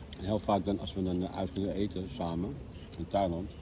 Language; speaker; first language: Dutch; native; Dutch